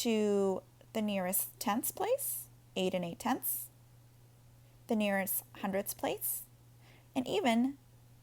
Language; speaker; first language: English; native; English